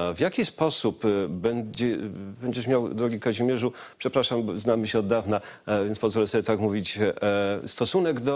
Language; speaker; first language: Polish; native; Polish